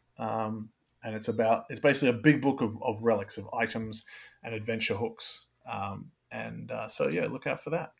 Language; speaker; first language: English; native; English